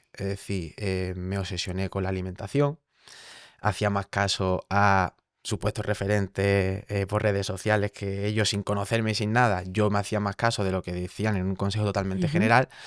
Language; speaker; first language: Spanish; native; Spanish